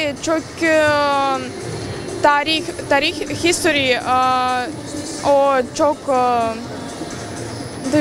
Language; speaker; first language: Turkish; early bilingual, heritage; Turkish